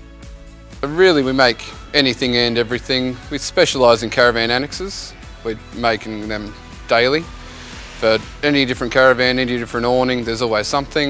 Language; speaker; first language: English; native; English